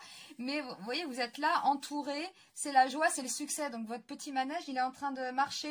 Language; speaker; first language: French; native; French